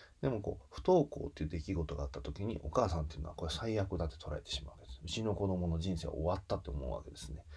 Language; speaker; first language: Japanese; native; Japanese